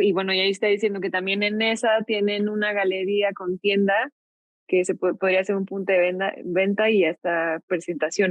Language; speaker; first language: Spanish; native; Spanish